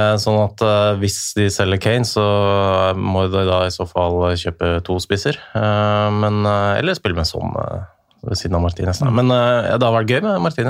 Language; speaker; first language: Norwegian; native; Norwegian